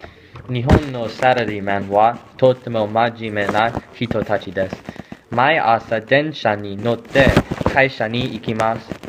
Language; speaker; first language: Japanese; non-native, learner; English